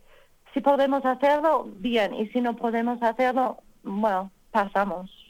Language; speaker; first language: Spanish; non-native, learner; English